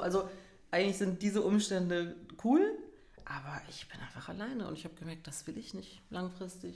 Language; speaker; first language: German; native; German